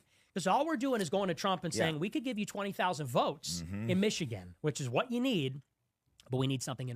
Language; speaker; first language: English; native; English